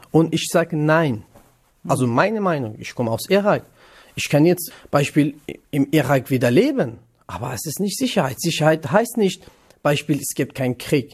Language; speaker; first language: German; non-native, learner; Kurdish